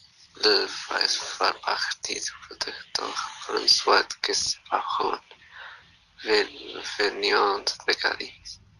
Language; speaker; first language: French; non-native, learner; Spanish